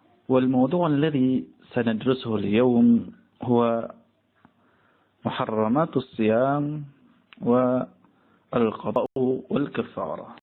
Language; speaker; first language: Arabic; non-native, fluent; Indonesian